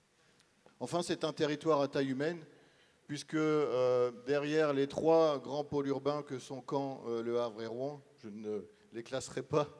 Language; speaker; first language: French; native; French